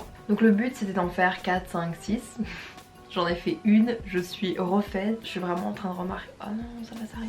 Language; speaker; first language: French; native; French